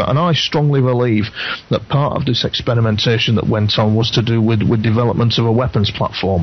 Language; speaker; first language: English; native; English